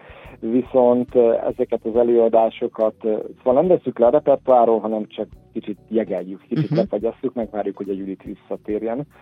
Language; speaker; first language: Hungarian; native; Hungarian